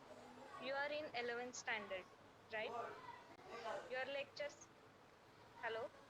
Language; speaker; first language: English; non-native, learner; Marathi